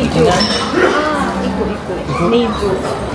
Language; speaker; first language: Japanese; non-native, learner; Filipino